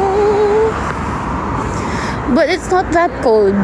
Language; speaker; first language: English; non-native, local second language; Filipino